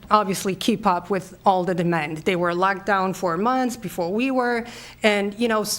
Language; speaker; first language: English; non-native, fluent; Polish